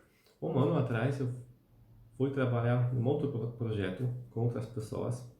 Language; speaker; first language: Portuguese; non-native, fluent; Polish